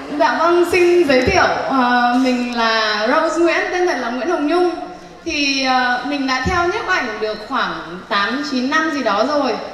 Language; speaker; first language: Vietnamese; native; Vietnamese